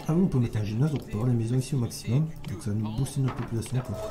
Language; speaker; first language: French; native; French